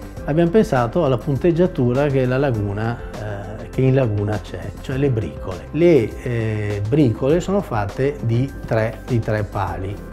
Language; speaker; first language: Italian; native; Italian